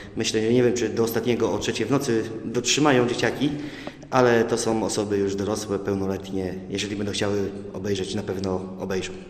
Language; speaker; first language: Polish; native; Polish